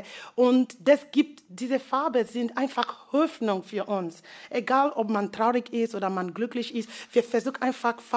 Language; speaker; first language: German; non-native, fluent; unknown